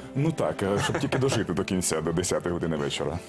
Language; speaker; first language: Ukrainian; native; Ukrainian